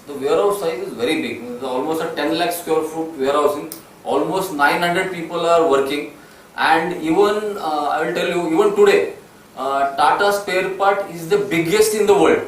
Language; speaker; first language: English; non-native, local second language; Marathi